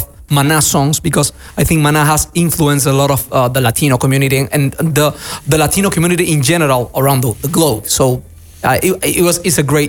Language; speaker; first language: English; non-native, fluent; Spanish